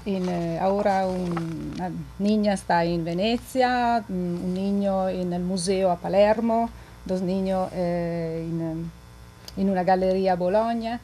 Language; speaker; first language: Spanish; non-native, learner; Italian